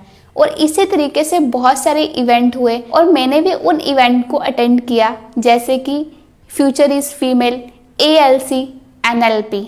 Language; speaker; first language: Hindi; native; Hindi